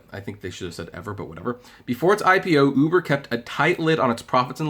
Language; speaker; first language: English; native; English